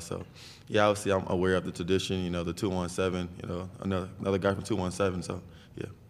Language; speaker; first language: English; native; English